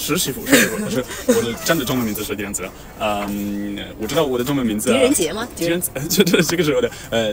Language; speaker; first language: Chinese; non-native, fluent; Italian